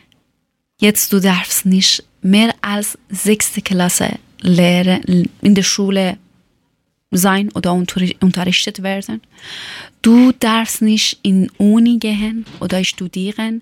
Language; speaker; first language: German; non-native, learner; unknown